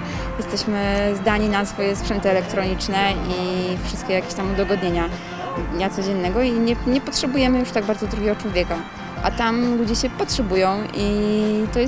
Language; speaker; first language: Polish; native; Polish